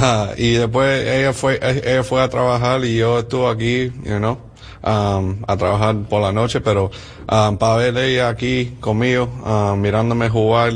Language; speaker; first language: Spanish; early bilingual, heritage; English